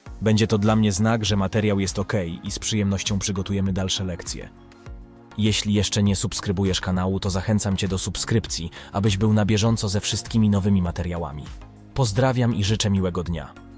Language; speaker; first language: Polish; native; Polish